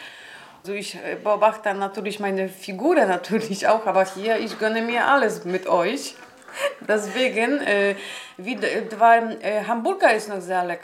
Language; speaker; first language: German; non-native, fluent; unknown